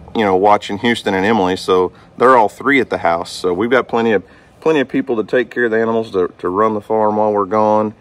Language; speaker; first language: English; native; English